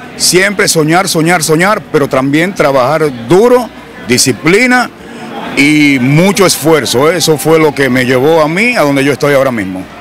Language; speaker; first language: Spanish; native; Spanish